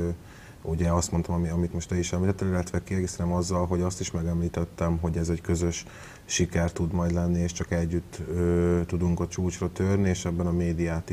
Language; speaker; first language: Hungarian; native; Hungarian